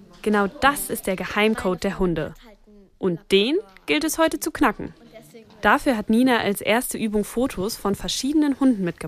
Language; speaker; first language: German; native; German